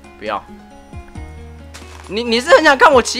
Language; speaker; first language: Chinese; native; Chinese